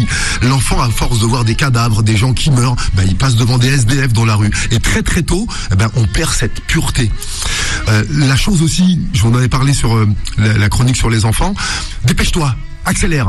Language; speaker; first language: French; native; French